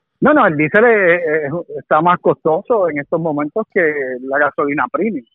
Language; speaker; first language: Spanish; native; Spanish